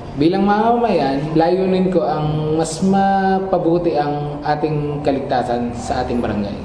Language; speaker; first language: Filipino; native; Filipino